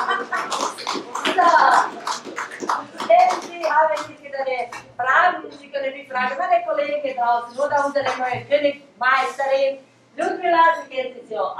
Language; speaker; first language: German; non-native, fluent; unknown